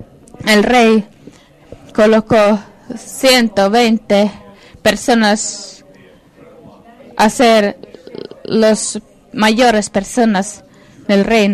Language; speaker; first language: Spanish; non-native, fluent; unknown